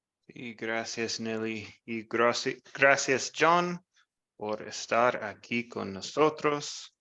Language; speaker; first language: Spanish; non-native, fluent; English